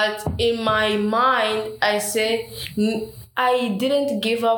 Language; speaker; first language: English; non-native, learner; Rundi